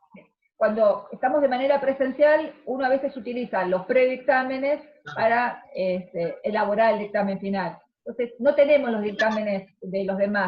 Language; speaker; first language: Spanish; native; Spanish